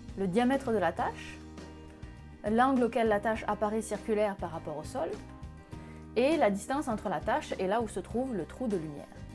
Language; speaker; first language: French; native; French